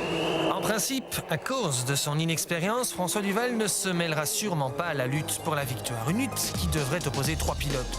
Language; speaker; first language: French; native; French